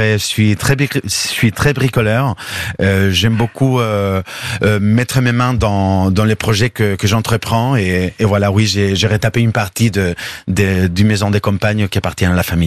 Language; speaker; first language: French; non-native, fluent; Spanish